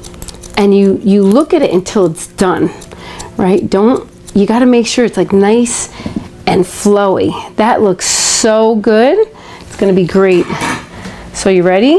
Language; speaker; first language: English; native; English